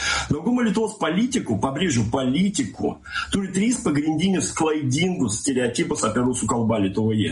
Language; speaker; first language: Lithuanian; non-native, local second language; Russian